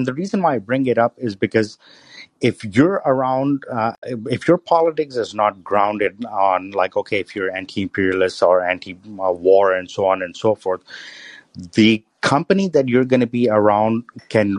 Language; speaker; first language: English; non-native, local second language; Urdu